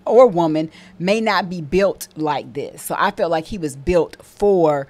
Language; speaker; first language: English; native; English